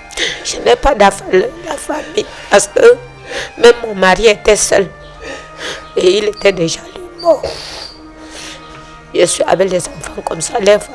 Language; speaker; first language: French; non-native, local second language; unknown